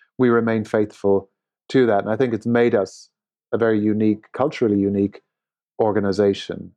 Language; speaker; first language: English; native; English